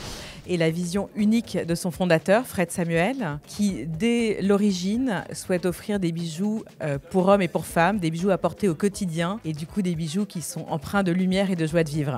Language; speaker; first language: French; native; French